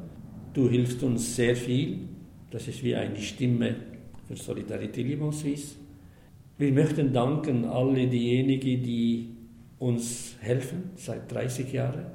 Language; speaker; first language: German; non-native, fluent; Arabic